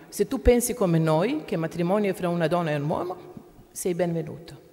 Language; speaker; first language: Italian; non-native, learner; Croatian